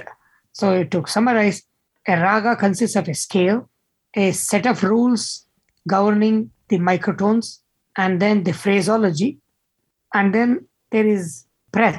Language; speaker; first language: English; non-native, local second language; Kannada